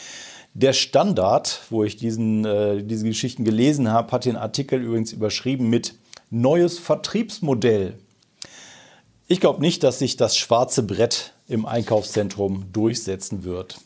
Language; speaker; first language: German; native; German